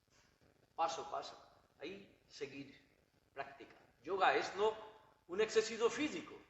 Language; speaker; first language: Spanish; non-native, learner; Bangla